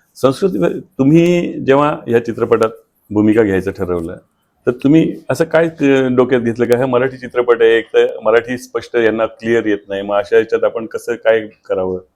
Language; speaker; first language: Marathi; native; Marathi